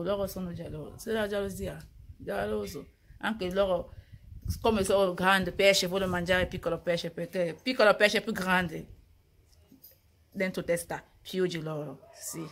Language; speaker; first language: Italian; non-native, learner; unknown